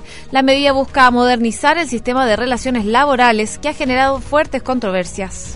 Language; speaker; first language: Spanish; native; Spanish